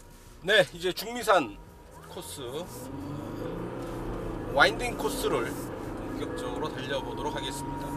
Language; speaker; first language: Korean; native; Korean